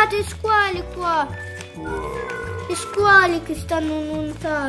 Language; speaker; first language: Italian; early bilingual, other home language; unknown